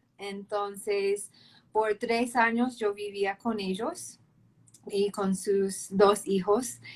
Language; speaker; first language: Spanish; non-native, fluent; English